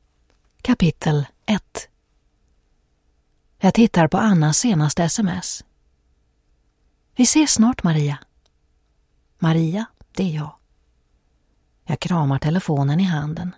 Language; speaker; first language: Swedish; native; Swedish